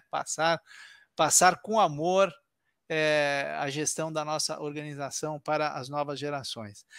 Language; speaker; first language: Portuguese; early bilingual, other home language; Italian